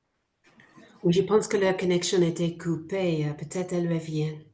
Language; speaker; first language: French; non-native, fluent; English